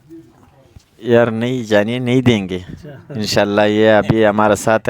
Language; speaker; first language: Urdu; non-native, local second language; Pashto